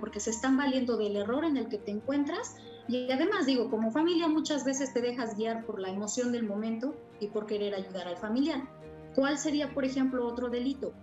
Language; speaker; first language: Spanish; native; Spanish